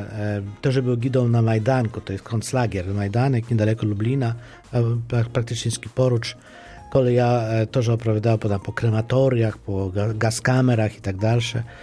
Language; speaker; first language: Polish; non-native, fluent; Ukrainian